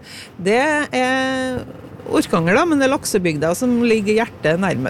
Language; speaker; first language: Norwegian; native; Norwegian